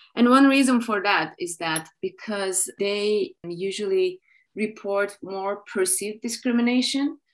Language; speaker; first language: English; non-native, fluent; Turkish